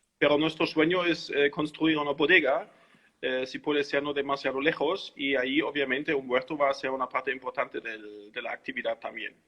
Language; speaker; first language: Spanish; non-native, fluent; German